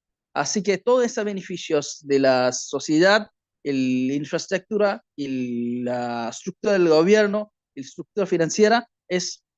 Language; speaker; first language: Spanish; non-native, learner; Bangla